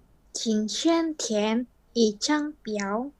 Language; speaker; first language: Chinese; non-native, learner; Indonesian